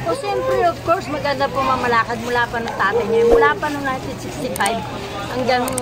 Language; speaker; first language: Filipino; native; Filipino